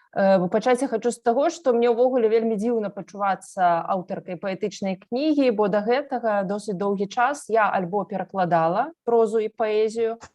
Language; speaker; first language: Belarusian; native; Belarusian